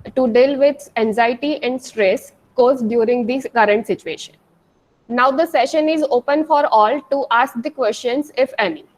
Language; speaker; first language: English; non-native, local second language; Gujarati